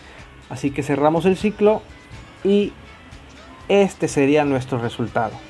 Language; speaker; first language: Spanish; native; Spanish